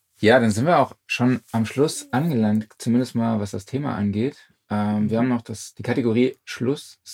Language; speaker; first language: German; native; German